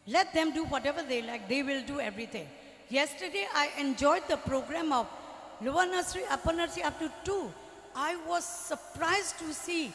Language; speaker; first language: English; non-native, fluent; Burmese